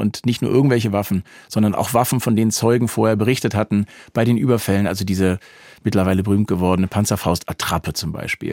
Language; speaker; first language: German; native; German